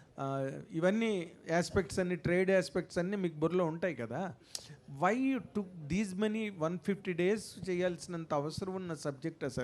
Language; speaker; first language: Telugu; native; Telugu